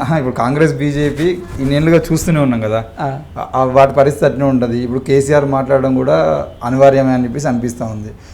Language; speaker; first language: Telugu; native; Telugu